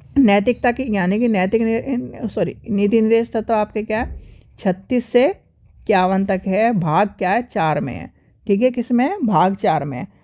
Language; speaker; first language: Hindi; native; Hindi